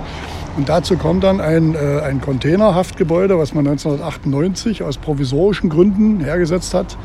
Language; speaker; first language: German; native; German